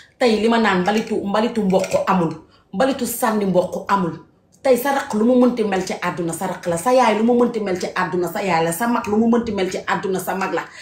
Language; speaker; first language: Wolof; native; Wolof